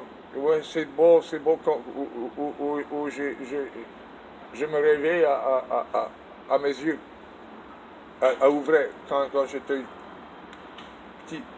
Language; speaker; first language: French; non-native, learner; English